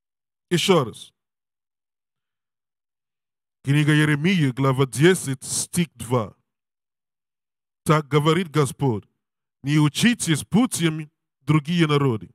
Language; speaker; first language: Russian; non-native, learner; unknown